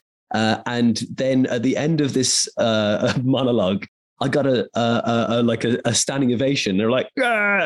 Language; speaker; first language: English; native; English